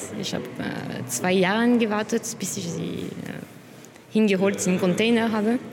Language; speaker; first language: German; non-native, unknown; French